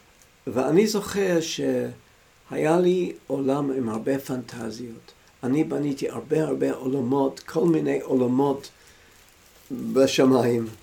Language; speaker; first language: Hebrew; non-native, fluent; English